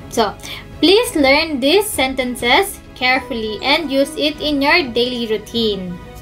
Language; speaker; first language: English; non-native, local second language; Filipino